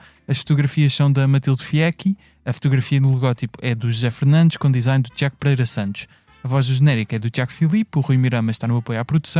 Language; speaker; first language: Portuguese; native; Portuguese